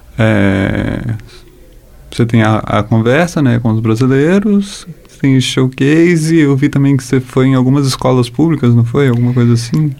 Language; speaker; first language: Portuguese; native; Portuguese